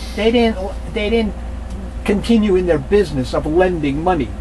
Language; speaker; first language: English; native; English